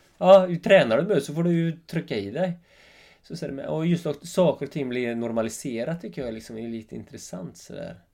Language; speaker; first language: Swedish; native; Swedish